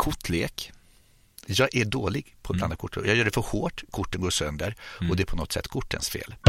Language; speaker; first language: Swedish; native; Swedish